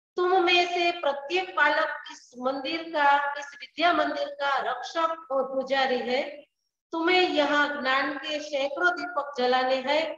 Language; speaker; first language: Hindi; non-native, local second language; Gujarati